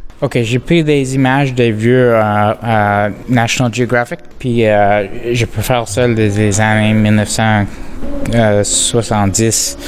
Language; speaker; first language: French; non-native, local second language; English